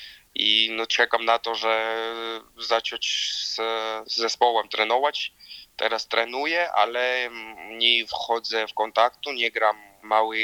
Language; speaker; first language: Polish; non-native, learner; Georgian